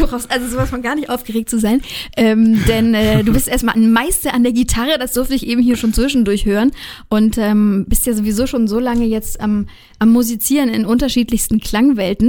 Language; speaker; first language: German; native; German